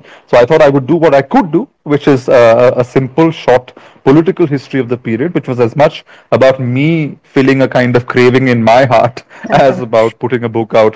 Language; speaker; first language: English; non-native, local second language; Malayalam